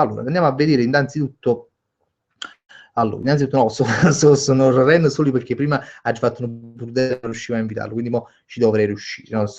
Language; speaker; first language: Italian; native; Italian